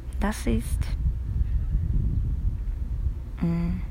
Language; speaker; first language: German; non-native, learner; Japanese